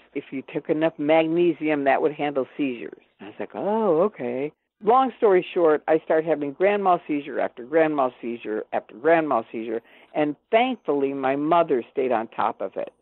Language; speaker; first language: English; native; English